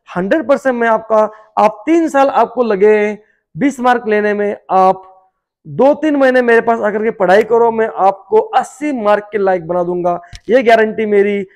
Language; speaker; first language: Hindi; non-native, local second language; Marathi